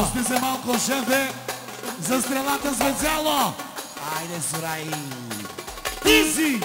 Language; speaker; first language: Bulgarian; non-native, local second language; Turkish